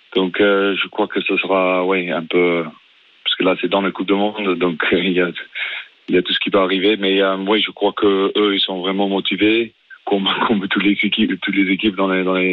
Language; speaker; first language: French; non-native, fluent; Afrikaans